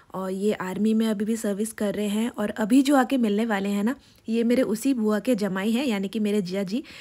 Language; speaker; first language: Hindi; non-native, local second language; Bangla